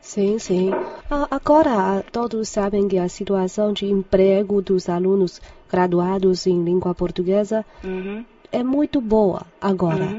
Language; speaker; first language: Portuguese; non-native, fluent; Chinese